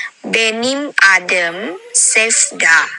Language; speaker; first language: Turkish; non-native, learner; Indonesian